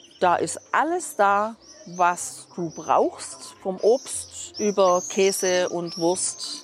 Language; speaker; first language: German; native; German